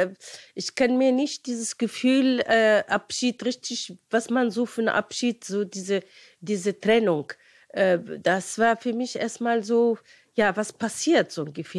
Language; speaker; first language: German; non-native, fluent; Arabic